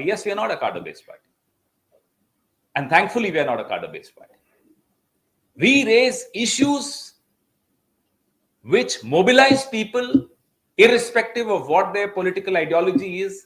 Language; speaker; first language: English; non-native, local second language; Hindi